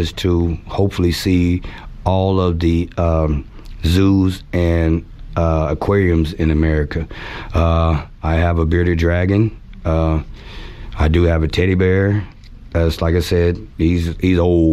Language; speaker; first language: English; native; English